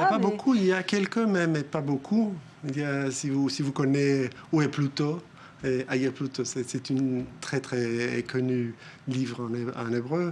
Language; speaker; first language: French; non-native, fluent; Hebrew